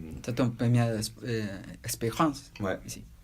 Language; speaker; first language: French; non-native, learner; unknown